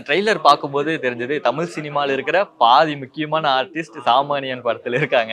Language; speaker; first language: Tamil; native; Tamil